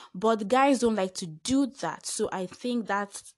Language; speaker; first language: English; non-native, local second language; Igbo